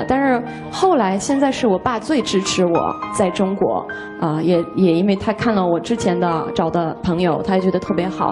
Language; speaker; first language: Chinese; non-native, fluent; English